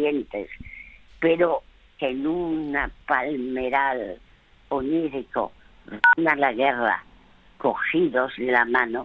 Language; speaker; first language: Spanish; early bilingual, other home language; French